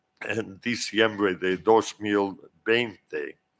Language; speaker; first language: Spanish; non-native, fluent; English